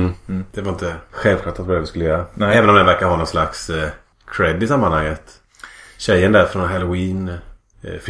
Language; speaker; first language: Swedish; native; Swedish